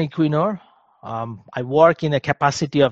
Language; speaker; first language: English; non-native, local second language; Bangla